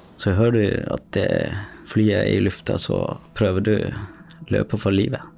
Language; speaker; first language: Norwegian; early bilingual, other home language; Sinhala